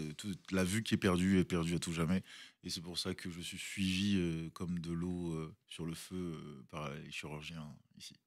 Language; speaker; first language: French; early bilingual, other home language; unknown